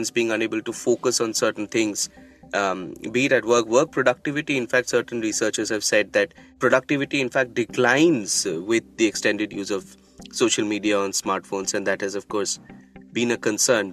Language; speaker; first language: English; non-native, local second language; Bangla